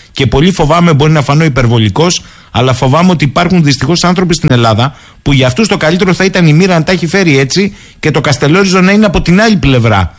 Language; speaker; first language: Greek; native; Greek